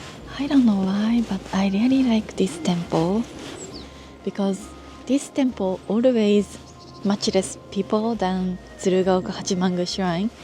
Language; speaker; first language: English; non-native, learner; Japanese